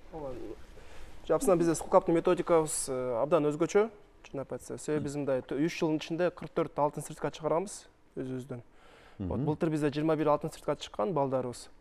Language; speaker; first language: Kyrgyz; non-native, local second language; Russian